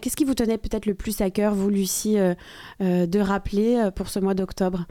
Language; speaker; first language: French; native; French